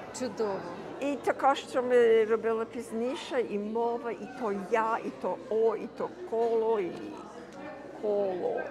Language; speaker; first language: Ukrainian; early bilingual, heritage; Ukrainian